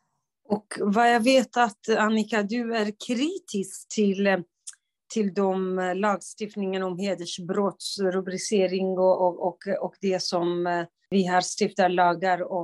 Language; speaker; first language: Swedish; non-native, fluent; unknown